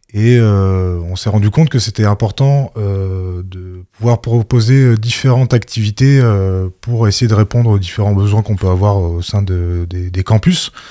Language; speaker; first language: French; native; French